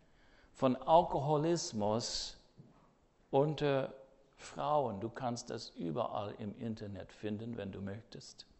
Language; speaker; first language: German; non-native, fluent; English